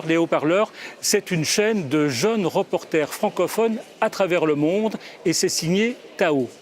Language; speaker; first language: French; native; French